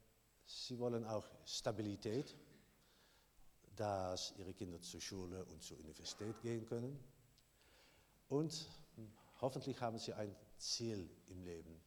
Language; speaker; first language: German; non-native, learner; Dutch